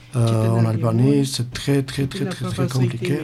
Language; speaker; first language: French; non-native, learner; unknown